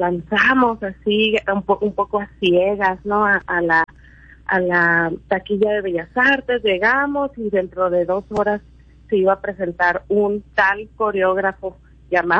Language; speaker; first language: Spanish; native; Spanish